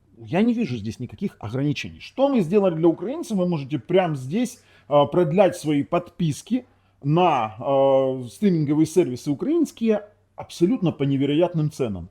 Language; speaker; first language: Russian; non-native, local second language; Ukrainian